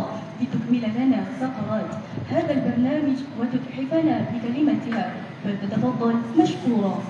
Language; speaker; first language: Arabic; non-native, learner; Malay